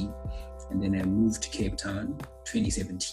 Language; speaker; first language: English; non-native, local second language; North Ndebele